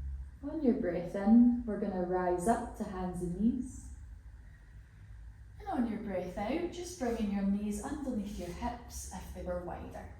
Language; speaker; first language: English; native; English